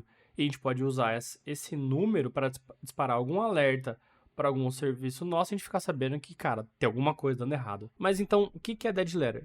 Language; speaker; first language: Portuguese; native; Portuguese